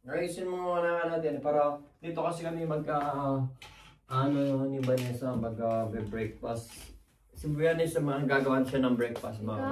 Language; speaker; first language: Filipino; native; Filipino